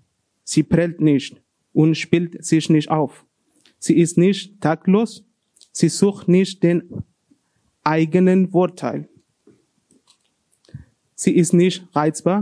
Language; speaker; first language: German; non-native, learner; Spanish